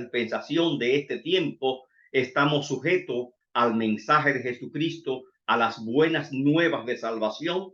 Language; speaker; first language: Spanish; native; Spanish